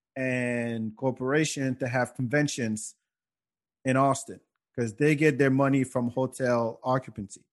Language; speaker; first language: English; non-native, fluent; Wolof